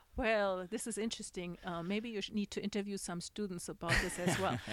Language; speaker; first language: English; non-native, fluent; German